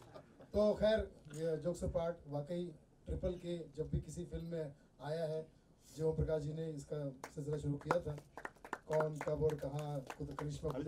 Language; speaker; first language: Hindi; native; Hindi